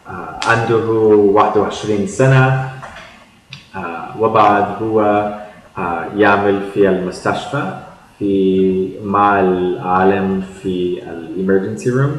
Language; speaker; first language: Arabic; non-native, learner; English